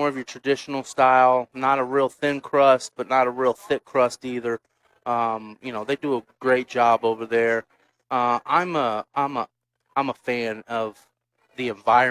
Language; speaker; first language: English; native; English